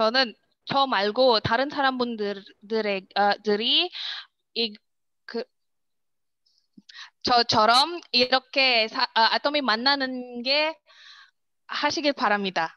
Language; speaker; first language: Korean; non-native, learner; Indonesian